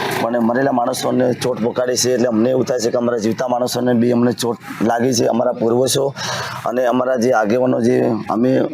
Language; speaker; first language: Gujarati; native; Gujarati